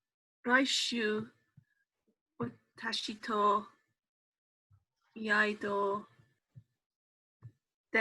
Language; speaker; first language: Japanese; non-native, learner; English